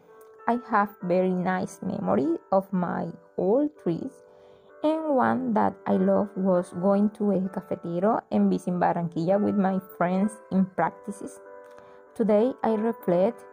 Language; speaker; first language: English; non-native, learner; Spanish